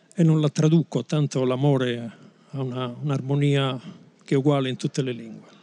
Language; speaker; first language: Italian; native; Italian